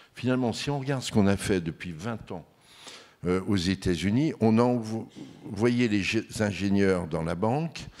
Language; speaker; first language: French; native; French